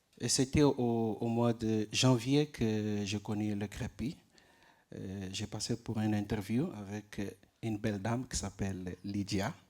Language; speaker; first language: French; non-native, learner; Portuguese